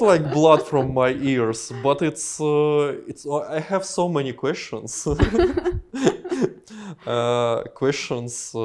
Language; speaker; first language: English; non-native, learner; Russian